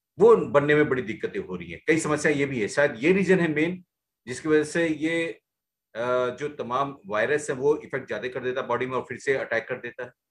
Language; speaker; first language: Hindi; native; Hindi